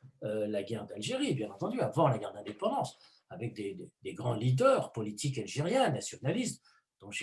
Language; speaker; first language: French; native; French